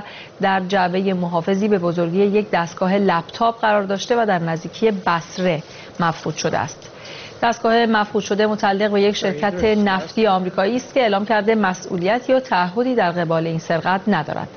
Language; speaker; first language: Persian; native; Persian